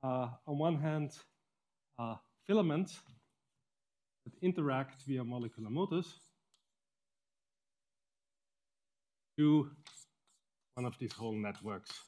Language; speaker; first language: English; non-native, fluent; German